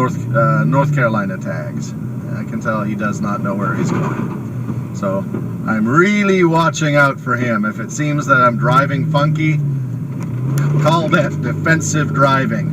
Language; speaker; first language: English; native; English